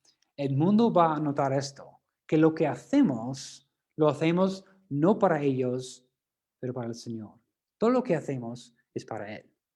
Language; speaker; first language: Spanish; non-native, fluent; English